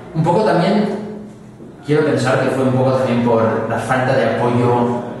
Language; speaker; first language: Spanish; native; Spanish